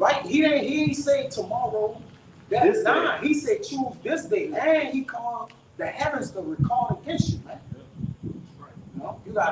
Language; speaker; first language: English; native; English